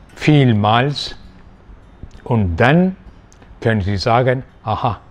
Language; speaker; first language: German; non-native, fluent; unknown